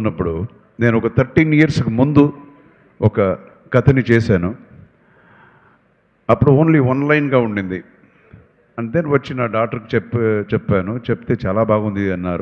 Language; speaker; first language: Telugu; non-native, local second language; Kannada